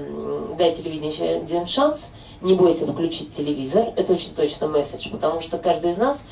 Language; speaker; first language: Russian; native; Russian